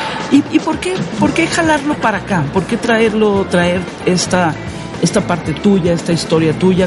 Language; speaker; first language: Spanish; native; Spanish